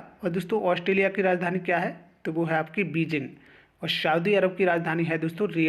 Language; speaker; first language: Hindi; native; Hindi